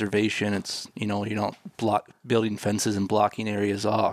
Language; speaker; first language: English; native; English